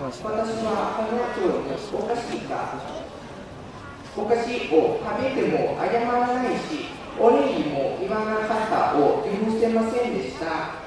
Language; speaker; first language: Japanese; non-native, learner; Lao